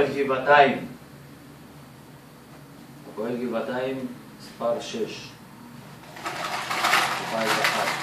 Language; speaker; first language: Hebrew; native; Hebrew